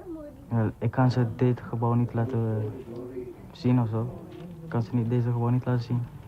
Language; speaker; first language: Dutch; early bilingual, other home language; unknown